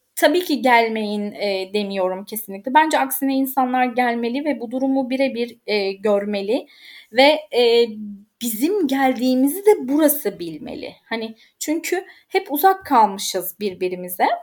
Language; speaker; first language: Turkish; native; Turkish